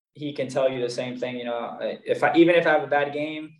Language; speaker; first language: English; native; English